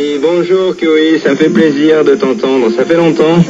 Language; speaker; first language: French; native; French